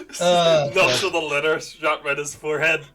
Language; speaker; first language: English; native; English